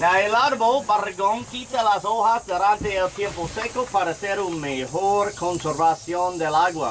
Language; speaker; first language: Spanish; non-native, learner; English